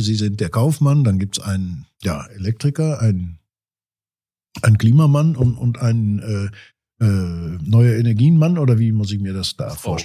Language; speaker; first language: German; native; German